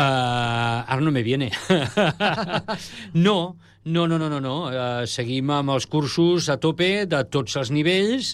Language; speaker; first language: Catalan; native; Catalan